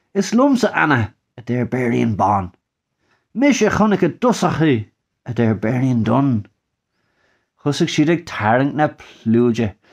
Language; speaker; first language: Irish; non-native, local second language; English